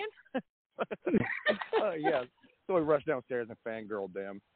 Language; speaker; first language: English; native; English